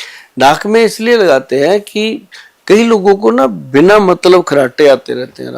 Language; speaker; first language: Hindi; native; Hindi